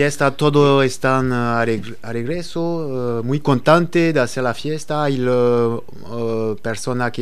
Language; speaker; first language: Spanish; non-native, learner; French